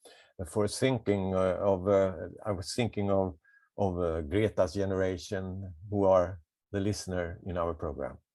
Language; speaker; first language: English; non-native, fluent; Swedish